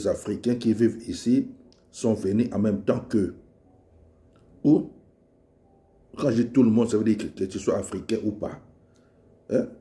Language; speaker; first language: French; non-native, local second language; Lingala